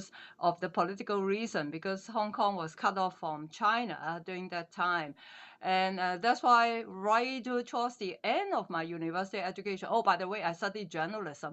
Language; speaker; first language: English; non-native, local second language; Cantonese